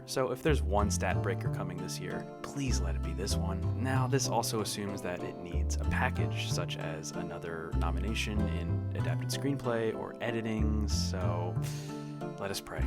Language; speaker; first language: English; native; English